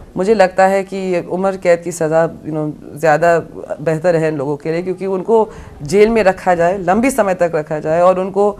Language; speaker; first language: Hindi; native; Hindi